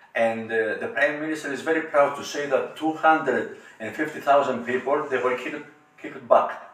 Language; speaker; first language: English; non-native, learner; Greek